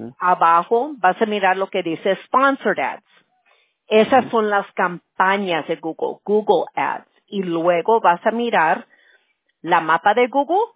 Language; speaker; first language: Spanish; early bilingual, heritage; Spanish